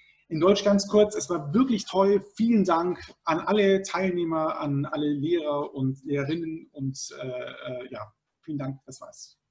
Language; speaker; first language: German; native; German